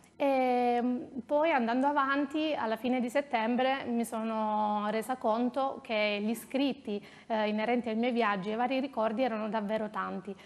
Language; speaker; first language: Italian; native; Italian